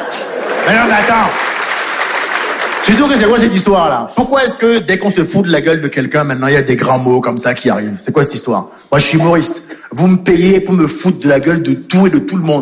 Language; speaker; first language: French; native; French